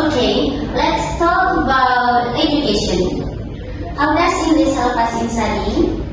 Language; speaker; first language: English; non-native, learner; Indonesian